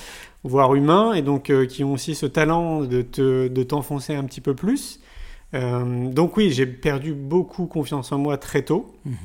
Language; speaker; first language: French; native; French